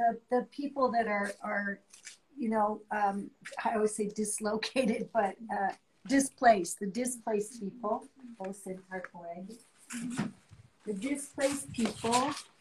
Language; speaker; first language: English; native; English